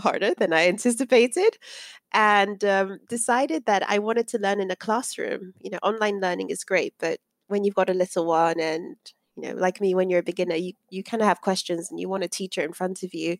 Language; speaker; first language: English; non-native, local second language; Yoruba